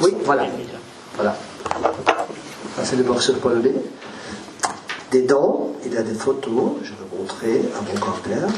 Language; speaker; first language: French; non-native, learner; Spanish